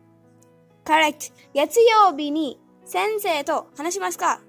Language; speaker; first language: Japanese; non-native, fluent; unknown